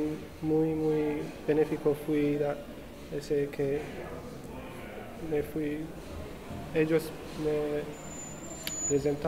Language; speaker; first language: Spanish; non-native, learner; English